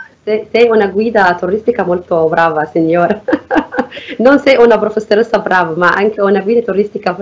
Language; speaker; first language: Italian; non-native, fluent; Arabic